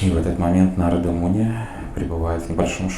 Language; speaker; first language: Russian; native; Russian